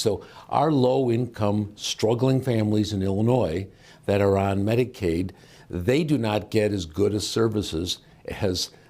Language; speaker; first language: English; native; English